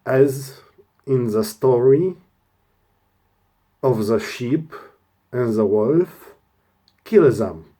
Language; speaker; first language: English; non-native, learner; Romanian